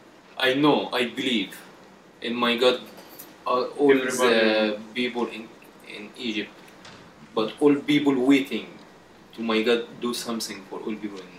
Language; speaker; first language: English; non-native, learner; Arabic